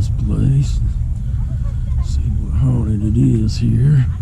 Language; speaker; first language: English; native; English